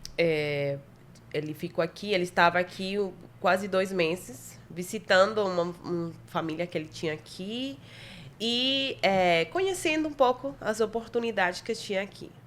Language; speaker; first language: Portuguese; non-native, fluent; Spanish